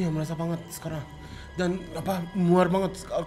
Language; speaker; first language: Indonesian; non-native, learner; Japanese